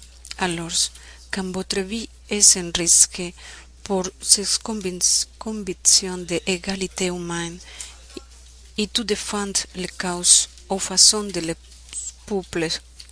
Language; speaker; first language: French; non-native, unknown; Spanish